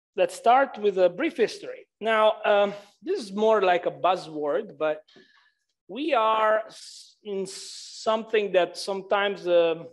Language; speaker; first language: English; non-native, fluent; Italian